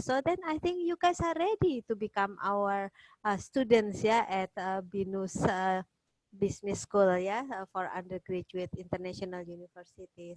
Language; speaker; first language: English; non-native, fluent; Indonesian